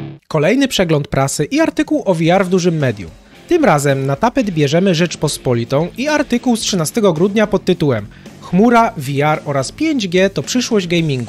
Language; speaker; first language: Polish; native; Polish